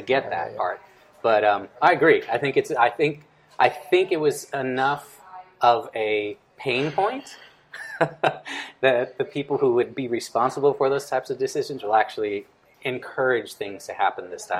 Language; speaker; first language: English; early bilingual, other home language; Spanish